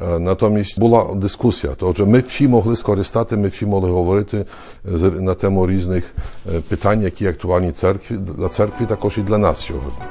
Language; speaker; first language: Ukrainian; early bilingual, heritage; Ukrainian